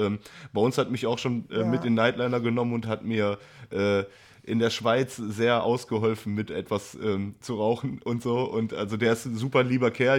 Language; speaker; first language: German; native; German